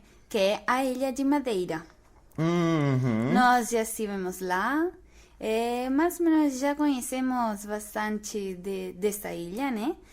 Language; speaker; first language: Portuguese; non-native, fluent; Spanish